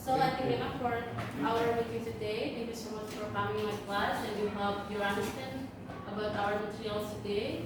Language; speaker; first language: English; non-native, learner; Indonesian